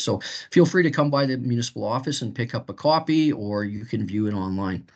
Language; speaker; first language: English; native; English